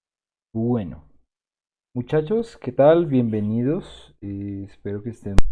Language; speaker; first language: Spanish; native; Spanish